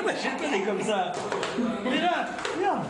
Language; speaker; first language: French; native; French